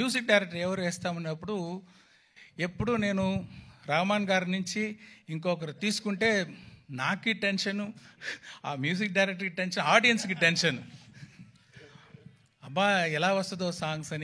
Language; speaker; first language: Telugu; non-native, local second language; Tamil